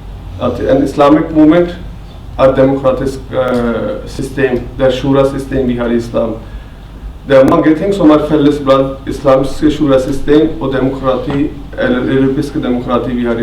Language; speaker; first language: Norwegian; non-native, fluent; Urdu